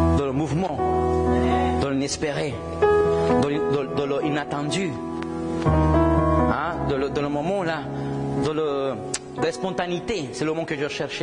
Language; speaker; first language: French; non-native, fluent; Spanish